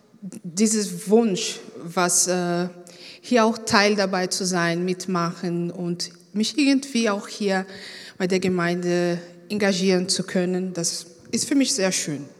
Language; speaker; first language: German; non-native, fluent; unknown